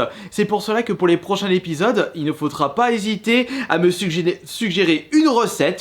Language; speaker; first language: French; native; French